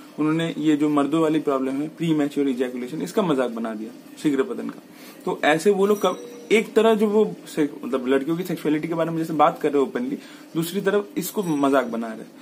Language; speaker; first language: Hindi; non-native, local second language; Bangla